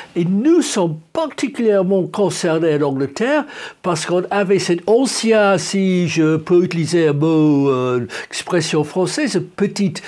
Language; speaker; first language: French; non-native, fluent; English